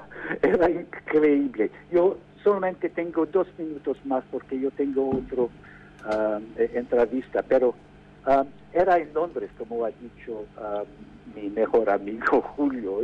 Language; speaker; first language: Spanish; non-native, fluent; English